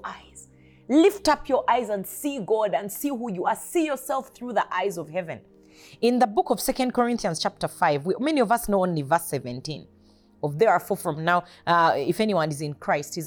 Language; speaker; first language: English; non-native, local second language; Ganda